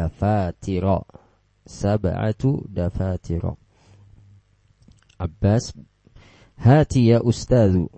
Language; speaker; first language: Arabic; non-native, fluent; Indonesian